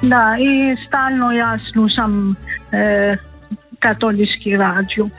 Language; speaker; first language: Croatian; non-native, learner; Arabic